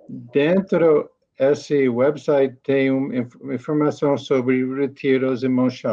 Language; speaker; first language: Portuguese; non-native, learner; English